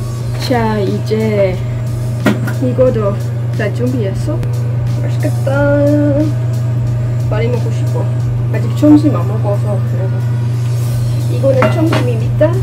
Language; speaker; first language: Korean; non-native, learner; Dutch